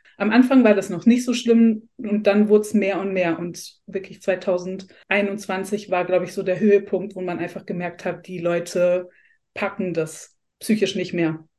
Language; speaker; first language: German; native; German